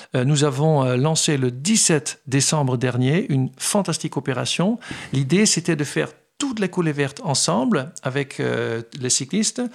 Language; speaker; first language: French; non-native, fluent; Dutch